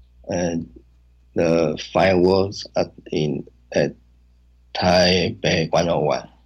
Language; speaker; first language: English; non-native, learner; Chinese